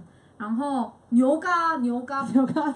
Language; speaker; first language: Chinese; non-native, fluent; Korean